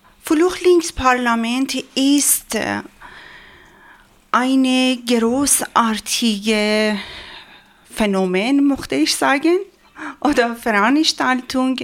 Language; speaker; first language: German; non-native, learner; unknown